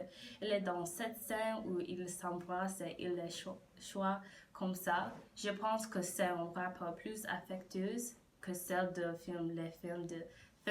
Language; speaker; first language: French; non-native, learner; English